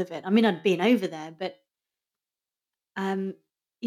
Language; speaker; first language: English; native; English